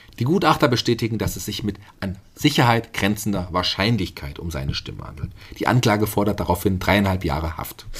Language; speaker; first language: German; native; German